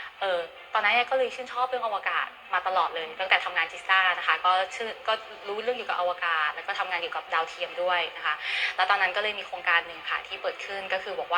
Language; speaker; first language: Thai; native; Thai